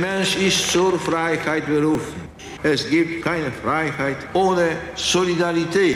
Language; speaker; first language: German; non-native, fluent; Polish